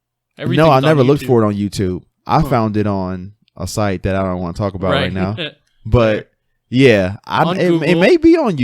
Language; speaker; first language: English; native; English